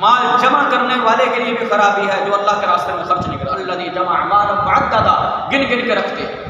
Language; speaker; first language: Urdu; non-native, local second language; Punjabi